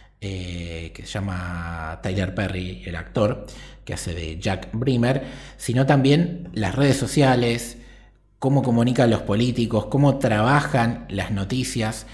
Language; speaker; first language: Spanish; native; Spanish